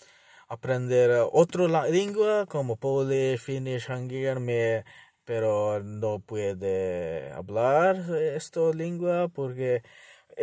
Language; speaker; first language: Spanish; non-native, learner; Bangla